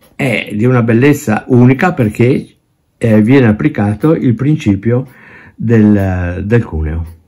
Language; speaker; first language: Italian; non-native, local second language; Ladin